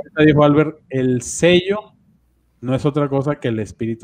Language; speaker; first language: Spanish; native; Spanish